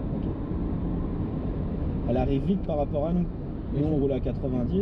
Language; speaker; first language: French; native; French